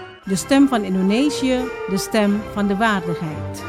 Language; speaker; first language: Dutch; non-native, fluent; Indonesian